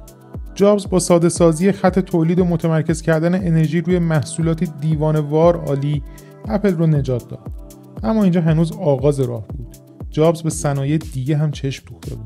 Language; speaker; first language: Persian; native; Persian